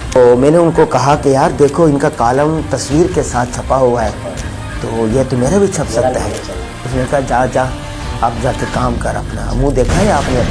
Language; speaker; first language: Urdu; non-native, local second language; Punjabi